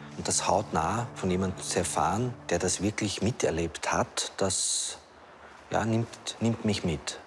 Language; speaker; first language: German; native; German